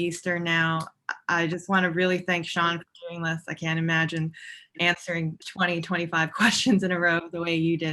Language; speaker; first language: English; native; English